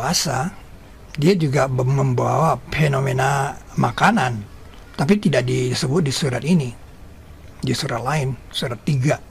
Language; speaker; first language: Indonesian; native; Indonesian